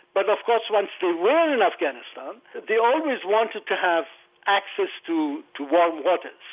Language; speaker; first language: English; non-native, fluent; Persian